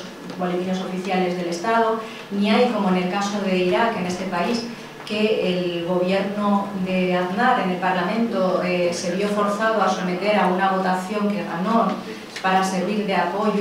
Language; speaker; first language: Spanish; native; Spanish